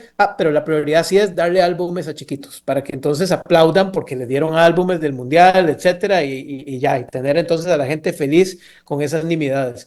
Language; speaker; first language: Spanish; native; Spanish